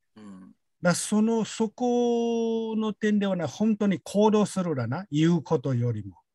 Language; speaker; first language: Japanese; non-native, fluent; Chinese